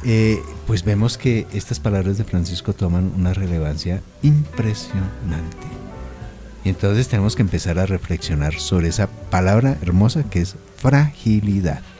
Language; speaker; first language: Spanish; native; Spanish